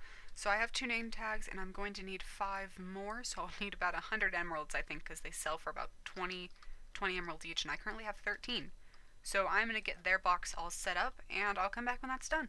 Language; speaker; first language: English; native; English